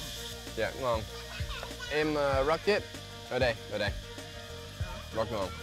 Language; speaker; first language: Vietnamese; non-native, learner; English